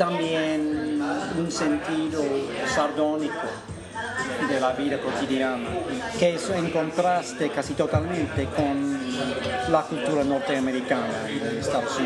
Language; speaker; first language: Spanish; non-native, fluent; English